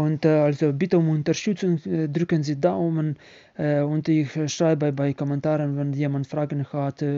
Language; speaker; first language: German; non-native, learner; Ukrainian